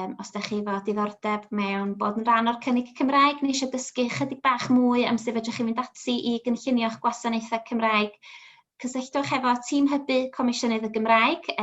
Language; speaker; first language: Welsh; native; Welsh